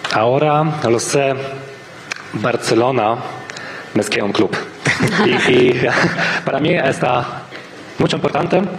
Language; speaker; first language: Spanish; non-native, learner; Polish